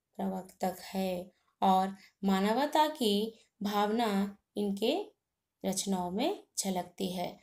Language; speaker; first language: Hindi; non-native, local second language; Telugu